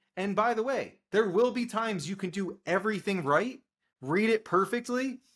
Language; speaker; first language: English; native; English